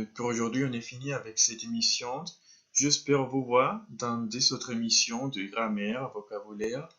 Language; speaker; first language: French; non-native, fluent; Spanish